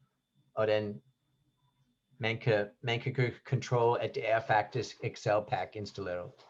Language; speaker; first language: Danish; non-native, fluent; English